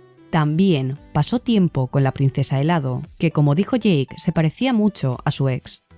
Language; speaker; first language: Spanish; native; Spanish